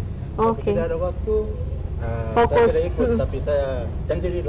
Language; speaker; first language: Indonesian; non-native, learner; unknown